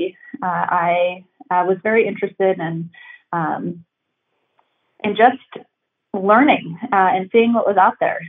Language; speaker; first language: English; native; English